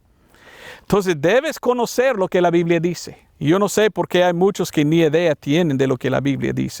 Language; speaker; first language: Spanish; non-native, learner; English